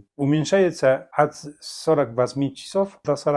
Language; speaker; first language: Russian; non-native, fluent; Spanish